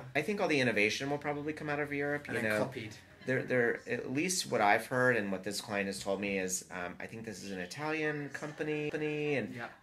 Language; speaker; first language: English; native; English